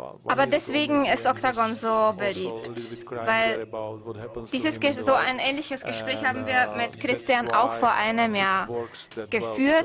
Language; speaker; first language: German; non-native, fluent; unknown